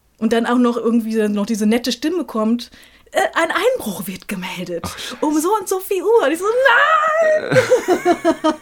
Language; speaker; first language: German; native; German